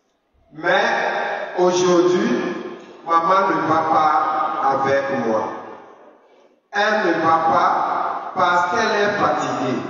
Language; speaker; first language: French; non-native, fluent; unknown